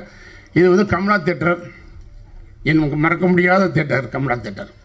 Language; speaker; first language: Tamil; native; Tamil